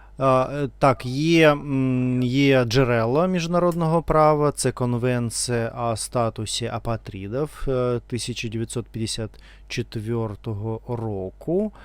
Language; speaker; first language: Ukrainian; non-native, learner; Russian